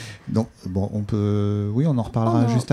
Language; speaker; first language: French; native; French